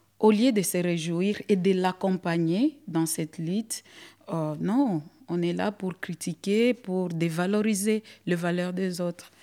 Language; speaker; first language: French; non-native, local second language; Swahili